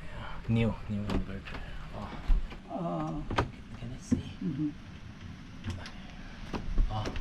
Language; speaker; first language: English; non-native, learner; Chinese